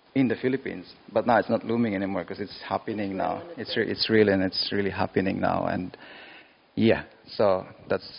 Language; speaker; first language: English; non-native, local second language; Cebuano